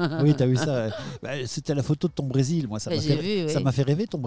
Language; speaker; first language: French; native; French